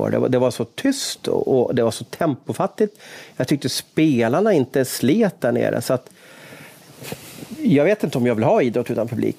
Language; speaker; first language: Swedish; native; Swedish